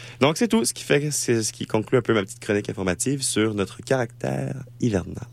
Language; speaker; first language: French; native; French